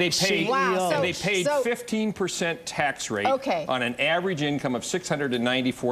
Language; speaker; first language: English; native; English